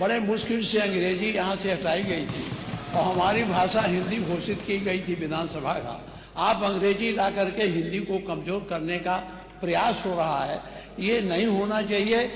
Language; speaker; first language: Hindi; native; Hindi